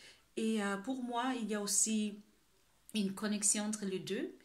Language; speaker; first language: French; non-native, fluent; Spanish